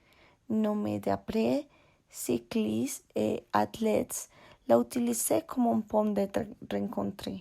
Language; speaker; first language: French; non-native, learner; Spanish